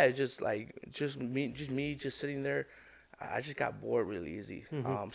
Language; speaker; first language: English; native; English